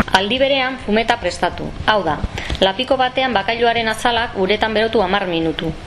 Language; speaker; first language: Basque; non-native, local second language; Spanish